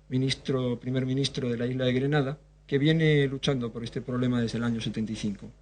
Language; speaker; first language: Spanish; native; Spanish